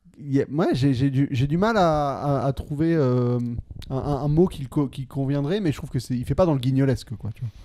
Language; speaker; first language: French; native; French